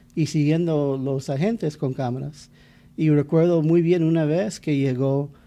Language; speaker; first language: Spanish; non-native, fluent; English